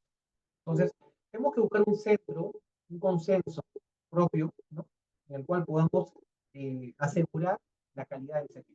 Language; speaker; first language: Spanish; native; Spanish